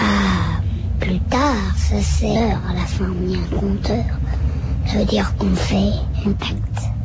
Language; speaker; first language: French; early bilingual, other home language; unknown